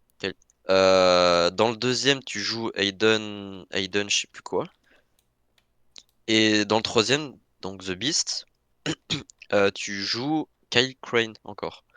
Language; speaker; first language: French; native; French